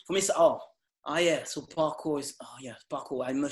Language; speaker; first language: English; non-native, fluent; French